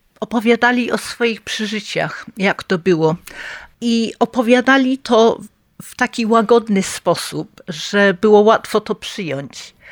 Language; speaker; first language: Polish; early bilingual, heritage; Polish